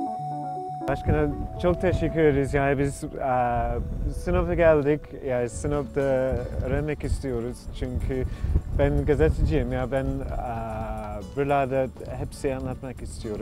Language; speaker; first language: Turkish; non-native, learner; English